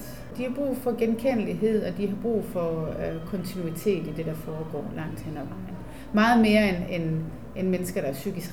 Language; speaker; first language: Danish; native; Danish